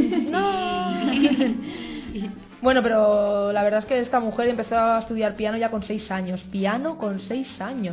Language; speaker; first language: Spanish; native; Spanish